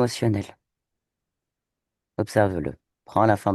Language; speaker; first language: French; native; French